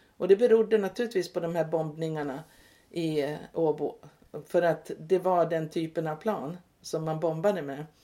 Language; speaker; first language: Swedish; native; Swedish